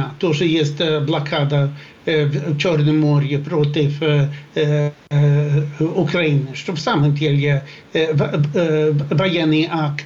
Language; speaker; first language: Russian; non-native, fluent; Swedish